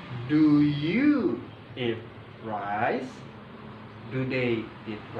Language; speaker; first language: English; non-native, learner; Indonesian